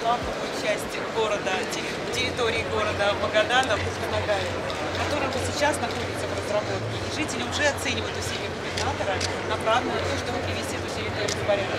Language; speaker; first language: Russian; native; Russian